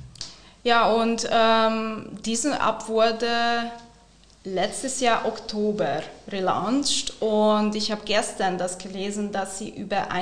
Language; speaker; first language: German; non-native, fluent; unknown